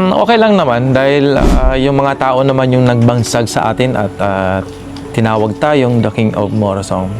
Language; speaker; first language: Filipino; non-native, local second language; Maguindanaon